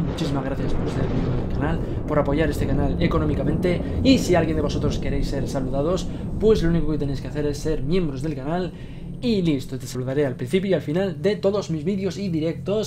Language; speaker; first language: Spanish; native; Spanish